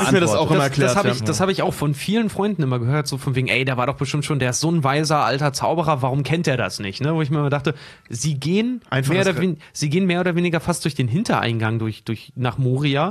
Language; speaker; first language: German; native; German